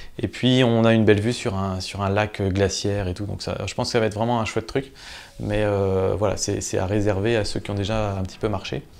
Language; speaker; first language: French; native; French